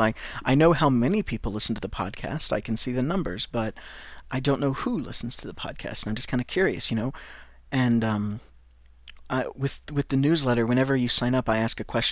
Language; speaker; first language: English; native; English